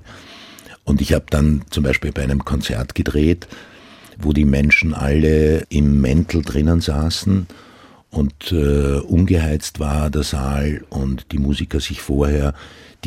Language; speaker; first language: German; non-native, local second language; Croatian